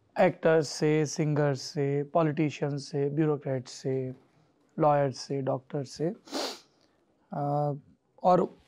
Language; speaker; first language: Hindi; native; Hindi